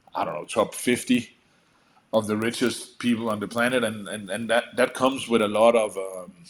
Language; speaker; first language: English; non-native, fluent; Danish